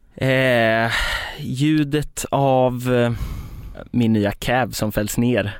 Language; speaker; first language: Swedish; native; Swedish